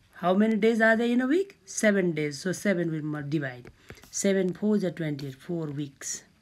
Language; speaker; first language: English; non-native, local second language; Nepali